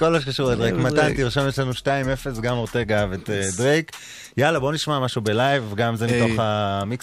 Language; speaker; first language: Hebrew; native; Hebrew